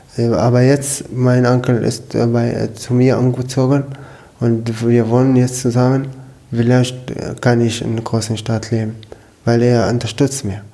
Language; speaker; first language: German; non-native, learner; Arabic